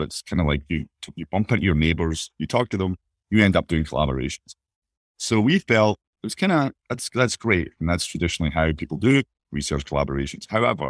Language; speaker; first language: English; native; English